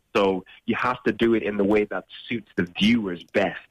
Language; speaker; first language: English; native; English